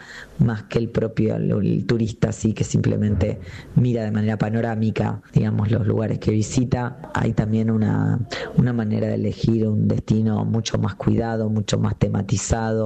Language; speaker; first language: Spanish; native; Spanish